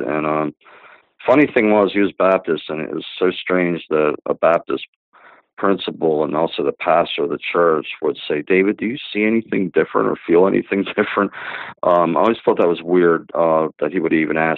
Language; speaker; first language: English; native; English